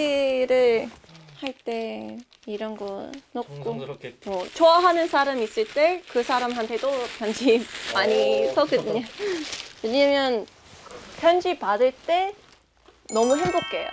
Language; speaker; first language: Korean; non-native, fluent; English